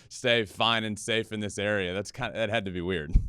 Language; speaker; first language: English; native; English